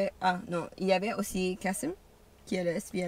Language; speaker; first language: French; non-native, learner; English